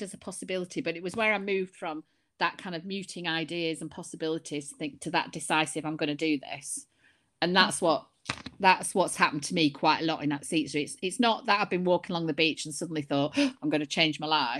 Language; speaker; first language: English; native; English